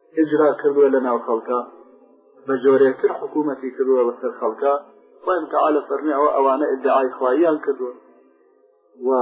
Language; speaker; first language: Central Kurdish; non-native, local second language; Gurani